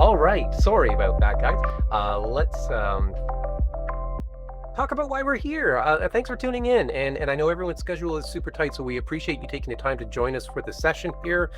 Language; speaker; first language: English; native; English